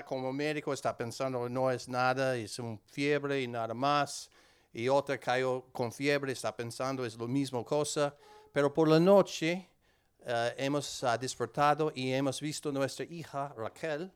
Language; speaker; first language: Spanish; non-native, learner; English